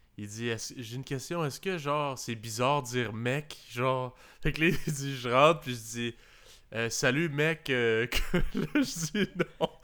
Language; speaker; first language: French; native; French